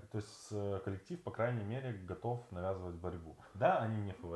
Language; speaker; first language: Russian; native; Russian